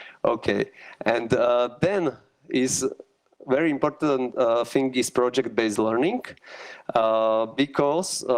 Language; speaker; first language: English; non-native, learner; Slovak